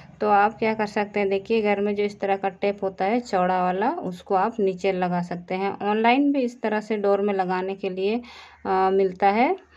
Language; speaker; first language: Hindi; native; Hindi